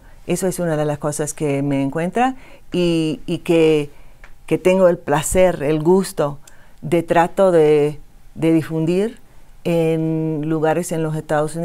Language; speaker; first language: Spanish; non-native, fluent; English